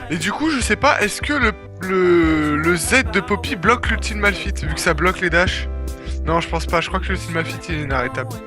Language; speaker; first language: French; native; French